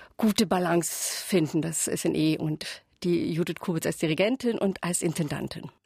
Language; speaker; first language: German; non-native, local second language; Upper Sorbian